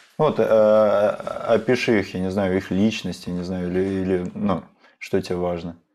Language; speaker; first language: Russian; native; Russian